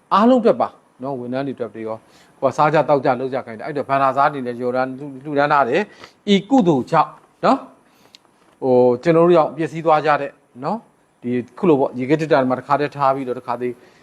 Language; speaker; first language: Burmese; native; Burmese